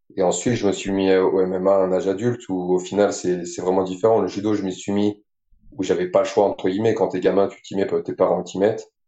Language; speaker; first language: French; native; French